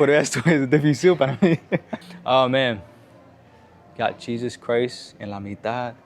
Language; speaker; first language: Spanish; non-native, learner; English